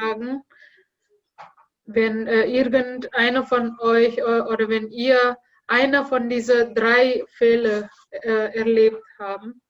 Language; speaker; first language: German; non-native, learner; Indonesian